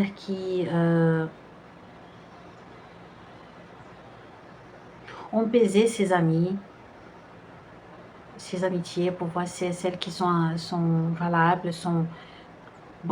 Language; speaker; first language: French; non-native, fluent; Portuguese